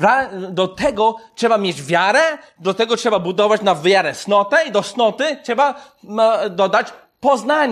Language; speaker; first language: Polish; non-native, fluent; English